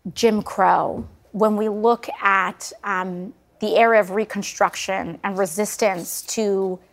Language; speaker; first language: English; native; English